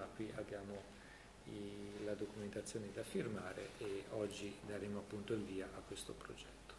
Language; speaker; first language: Italian; native; Italian